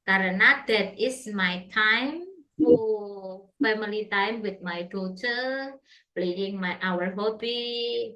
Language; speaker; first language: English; non-native, fluent; Indonesian